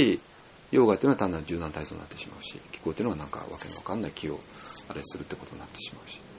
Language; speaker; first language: Japanese; native; Japanese